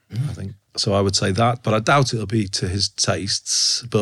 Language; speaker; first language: English; native; English